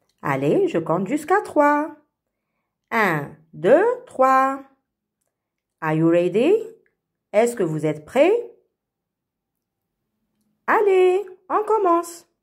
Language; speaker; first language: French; non-native, fluent; Arabic